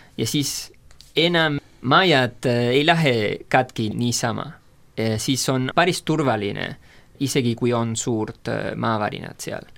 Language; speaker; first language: Estonian; non-native, fluent; Spanish